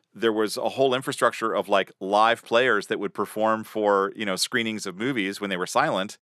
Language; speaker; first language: English; native; English